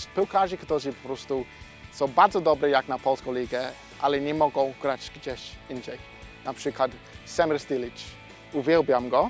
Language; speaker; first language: Polish; non-native, fluent; English